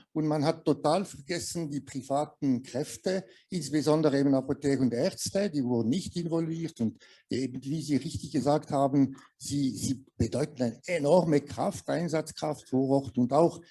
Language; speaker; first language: German; non-native, local second language; French